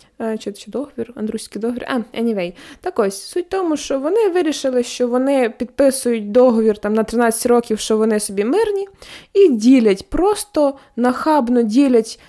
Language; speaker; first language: Ukrainian; native; Ukrainian